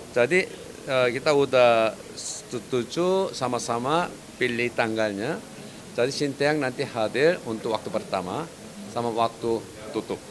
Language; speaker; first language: Indonesian; non-native, fluent; Korean